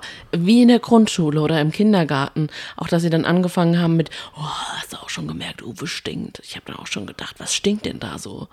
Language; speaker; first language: German; native; German